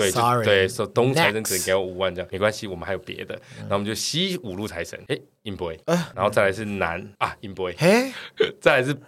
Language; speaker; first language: Chinese; native; Chinese